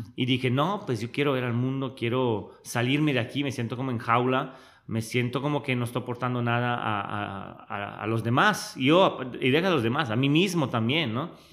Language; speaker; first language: Spanish; non-native, fluent; Italian